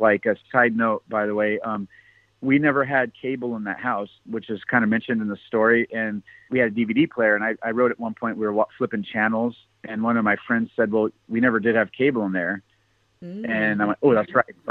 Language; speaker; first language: English; native; English